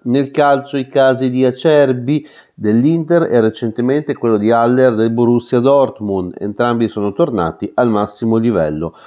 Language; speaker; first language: Italian; native; Italian